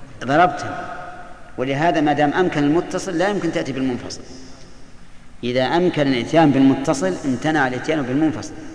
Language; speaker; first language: Arabic; native; Arabic